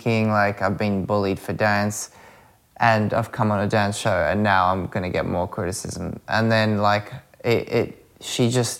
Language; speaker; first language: English; early bilingual, other home language; Russian